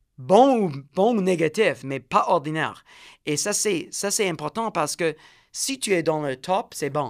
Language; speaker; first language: French; non-native, learner; English